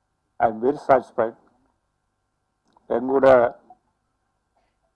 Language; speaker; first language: Tamil; non-native, fluent; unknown